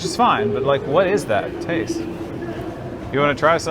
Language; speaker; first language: English; native; English